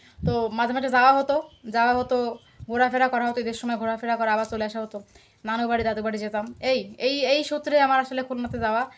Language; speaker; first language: Bangla; native; Bangla